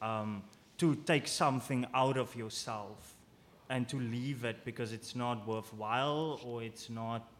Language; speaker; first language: English; non-native, local second language; Afrikaans